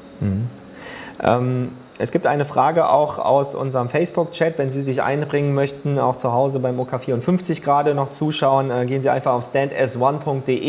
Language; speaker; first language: German; native; German